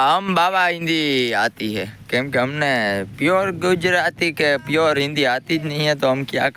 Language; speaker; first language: Hindi; non-native, local second language; Gujarati